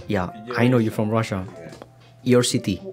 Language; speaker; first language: English; non-native, learner; Indonesian